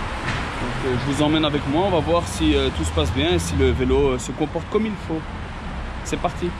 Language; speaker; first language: French; native; French